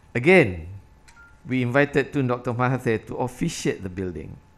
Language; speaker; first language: English; non-native, local second language; Malay